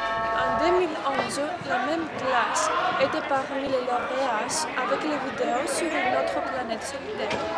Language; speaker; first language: French; non-native, learner; Greek